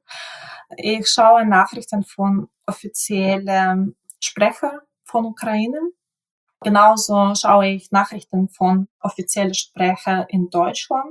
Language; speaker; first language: German; non-native, fluent; Ukrainian